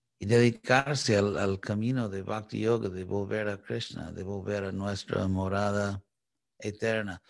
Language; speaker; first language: Spanish; non-native, fluent; English